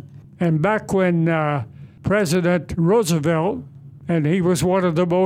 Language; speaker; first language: English; native; English